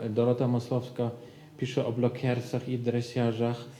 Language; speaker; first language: Polish; non-native, fluent; German